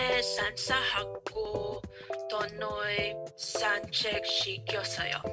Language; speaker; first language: Korean; non-native, learner; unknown